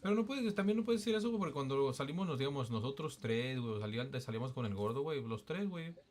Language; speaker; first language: Spanish; early bilingual, heritage; Spanish